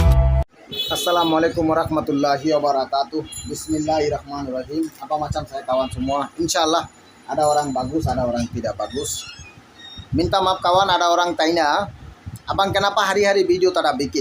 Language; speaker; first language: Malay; non-native, fluent; Bangla